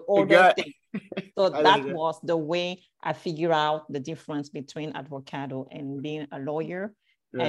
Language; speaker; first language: English; non-native, fluent; French